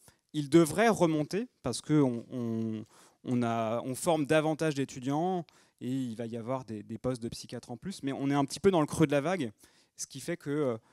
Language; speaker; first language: French; native; French